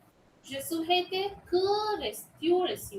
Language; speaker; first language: French; non-native, fluent; Tamil